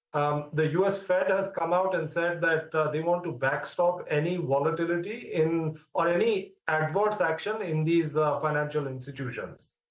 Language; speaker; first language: English; non-native, local second language; Hindi